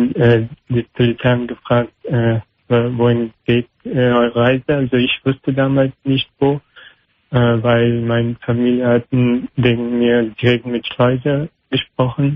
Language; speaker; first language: German; non-native, learner; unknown